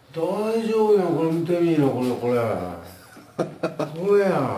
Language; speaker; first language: Japanese; native; Japanese